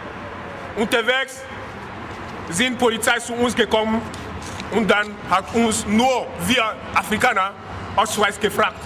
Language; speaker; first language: German; non-native, learner; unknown